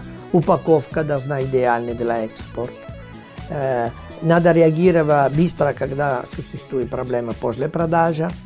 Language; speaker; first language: Russian; non-native, learner; Italian